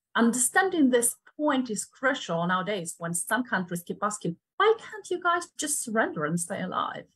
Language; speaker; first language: English; non-native, fluent; Ukrainian